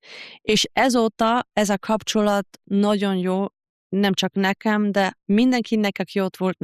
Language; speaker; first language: Hungarian; non-native, learner; German